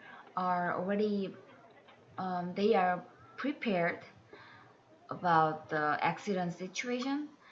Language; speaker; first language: English; non-native, learner; Korean